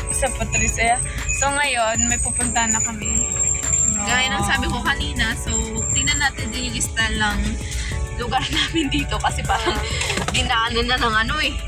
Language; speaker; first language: Filipino; non-native, local second language; Iloko